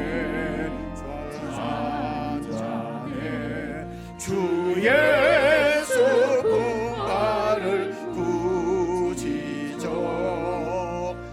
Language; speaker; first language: Korean; native; Korean